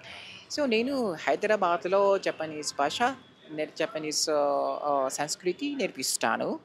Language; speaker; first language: Telugu; non-native, learner; Japanese